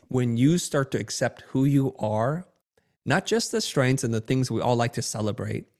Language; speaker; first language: English; early bilingual, other home language; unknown